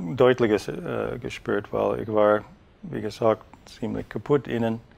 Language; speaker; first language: German; non-native, fluent; English